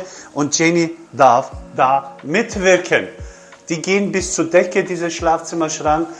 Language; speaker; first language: German; non-native, fluent; Turkish